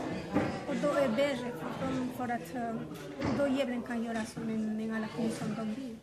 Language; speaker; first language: Swedish; non-native, learner; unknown